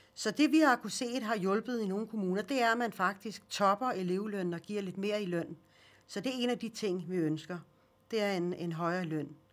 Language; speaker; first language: Danish; early bilingual, other home language; Swedish